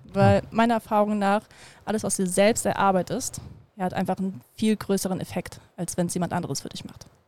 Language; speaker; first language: German; early bilingual, other home language; Russian